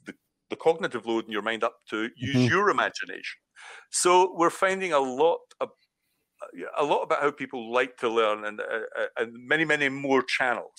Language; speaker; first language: English; native; English